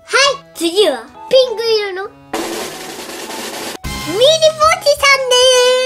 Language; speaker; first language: Japanese; native; Japanese